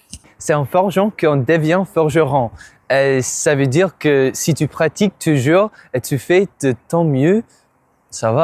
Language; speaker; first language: French; non-native, learner; English